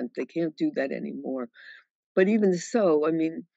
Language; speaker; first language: English; native; English